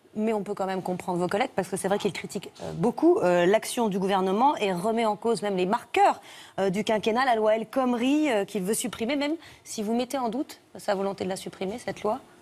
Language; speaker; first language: French; native; French